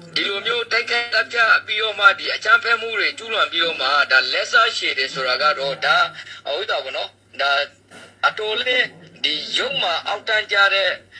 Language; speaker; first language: Burmese; native; Burmese